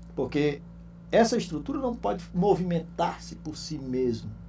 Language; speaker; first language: Portuguese; native; Portuguese